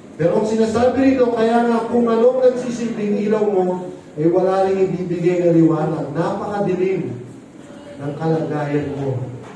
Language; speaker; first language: Filipino; non-native, local second language; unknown